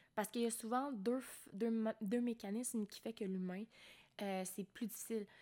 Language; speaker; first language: French; native; French